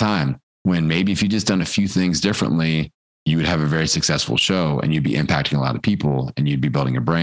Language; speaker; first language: English; native; English